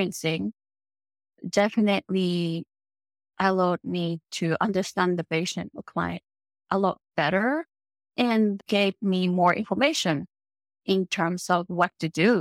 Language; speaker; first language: English; non-native, fluent; Japanese